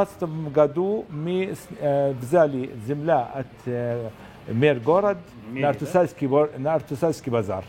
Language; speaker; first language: Russian; non-native, learner; Arabic